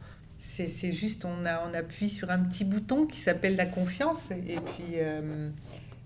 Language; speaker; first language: French; native; French